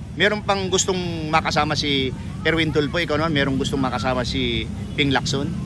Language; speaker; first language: Filipino; native; Filipino